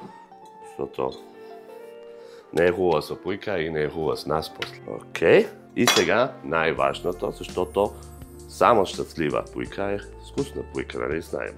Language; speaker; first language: Bulgarian; non-native, fluent; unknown